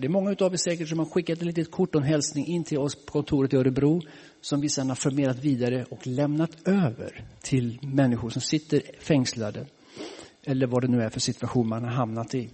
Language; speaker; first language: Swedish; native; Swedish